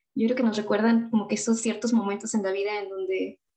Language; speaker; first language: Spanish; native; Spanish